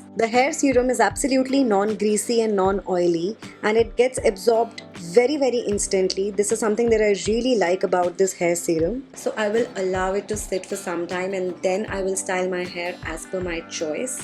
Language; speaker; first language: English; non-native, local second language; Hindi